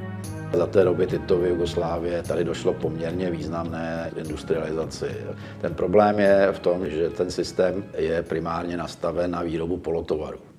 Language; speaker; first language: Czech; native; Czech